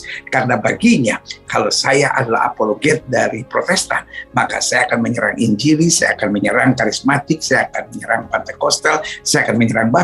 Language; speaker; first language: Indonesian; native; Indonesian